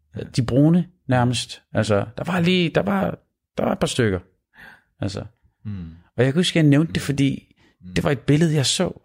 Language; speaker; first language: Danish; early bilingual, other home language; Arabic